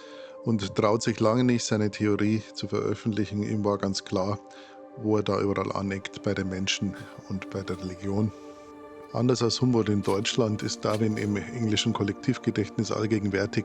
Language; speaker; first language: German; native; German